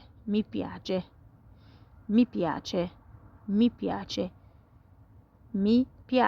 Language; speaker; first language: Italian; non-native, fluent; Arabic